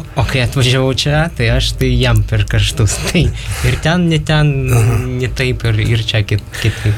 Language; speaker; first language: Lithuanian; non-native, fluent; Ukrainian